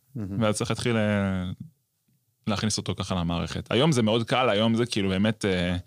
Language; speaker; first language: Hebrew; native; Hebrew